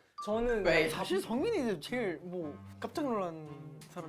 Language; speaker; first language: Korean; non-native, fluent; English